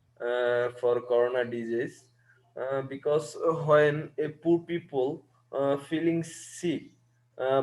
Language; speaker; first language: English; non-native, learner; Bangla